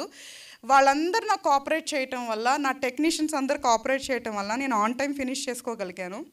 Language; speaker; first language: Telugu; native; Telugu